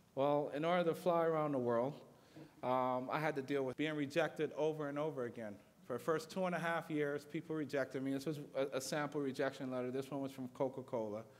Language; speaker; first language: English; native; English